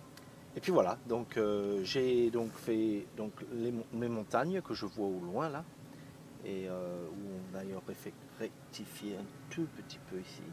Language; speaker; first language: French; native; French